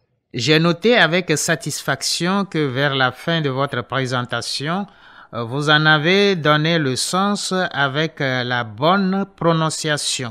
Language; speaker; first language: French; non-native, local second language; Ewe